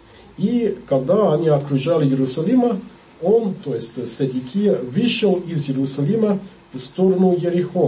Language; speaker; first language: Russian; non-native, learner; English